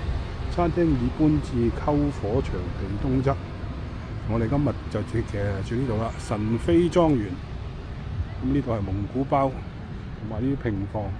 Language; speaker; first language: Cantonese; native; Cantonese